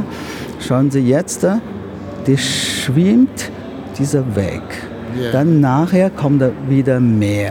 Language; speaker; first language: German; non-native, learner; Chinese